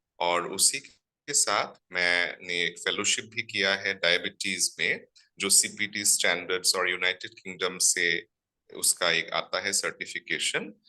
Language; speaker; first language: Hindi; non-native, local second language; Assamese